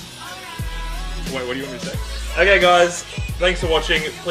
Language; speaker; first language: English; native; English